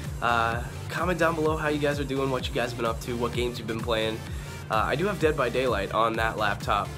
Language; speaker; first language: English; native; English